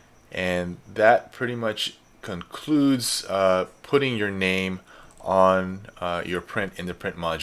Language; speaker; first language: English; native; English